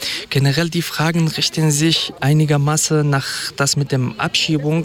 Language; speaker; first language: German; non-native, fluent; Kurdish